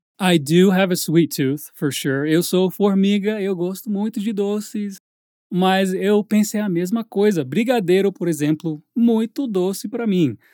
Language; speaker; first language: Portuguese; non-native, fluent; English